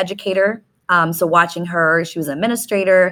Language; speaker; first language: English; native; English